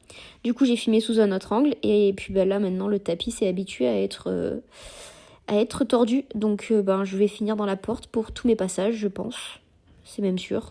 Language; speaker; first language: French; native; French